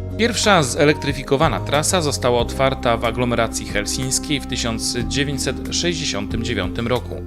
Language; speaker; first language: Polish; native; Polish